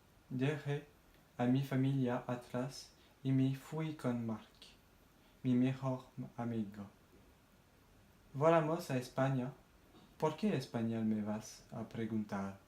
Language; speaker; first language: Spanish; non-native, learner; French